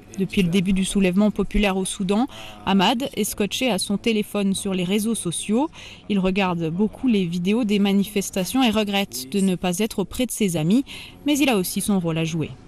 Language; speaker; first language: French; native; French